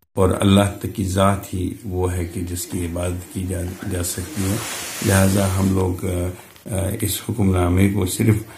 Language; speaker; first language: Hindi; non-native, local second language; Kashmiri